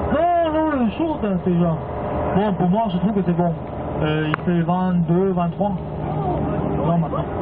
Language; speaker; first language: French; non-native, fluent; Cantonese